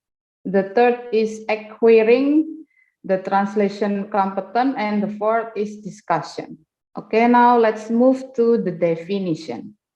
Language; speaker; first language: English; non-native, fluent; Indonesian